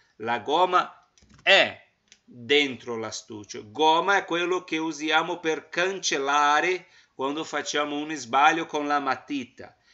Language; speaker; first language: Italian; non-native, fluent; Portuguese